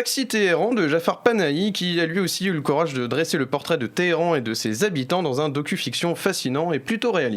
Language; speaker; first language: French; native; French